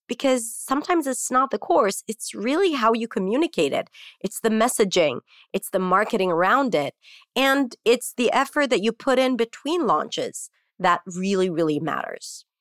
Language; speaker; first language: English; non-native, fluent; Hebrew